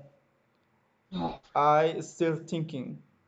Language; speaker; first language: English; non-native, learner; Spanish